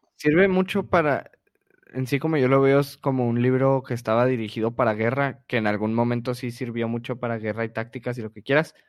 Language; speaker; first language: Spanish; native; Spanish